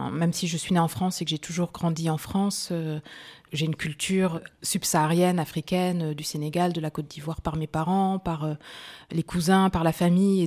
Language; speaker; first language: French; early bilingual, other home language; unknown